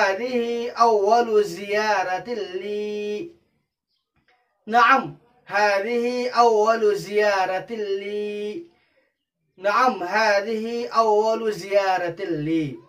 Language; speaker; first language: Arabic; non-native, fluent; Urdu